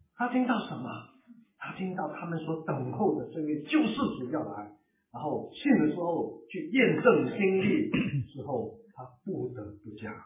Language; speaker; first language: Chinese; non-native, local second language; Cantonese